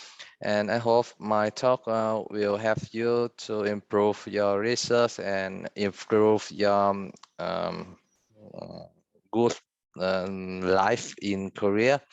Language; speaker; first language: English; non-native, fluent; Vietnamese